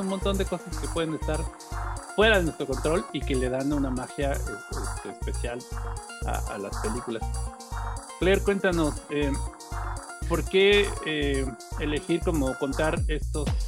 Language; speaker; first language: Spanish; native; Spanish